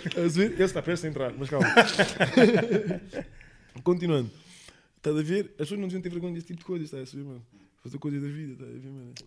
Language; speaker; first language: Portuguese; early bilingual, heritage; English